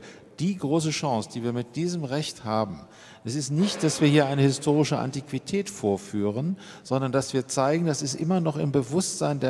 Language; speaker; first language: German; native; German